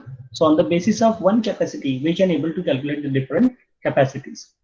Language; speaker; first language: English; non-native, local second language; Marathi